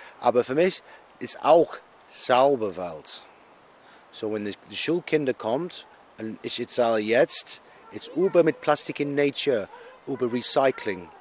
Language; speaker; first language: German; non-native, learner; English